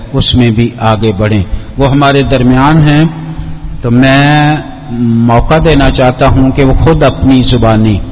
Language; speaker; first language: Urdu; native; Urdu